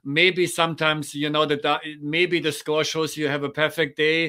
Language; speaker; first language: English; non-native, fluent; German